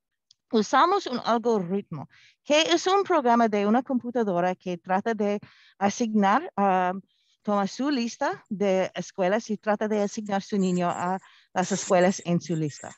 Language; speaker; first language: Spanish; non-native, fluent; English